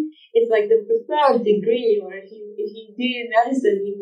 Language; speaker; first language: English; non-native, fluent; Arabic